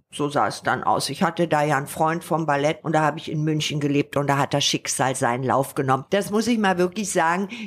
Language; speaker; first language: German; native; German